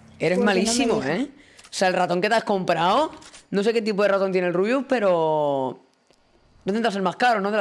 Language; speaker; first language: Spanish; native; Spanish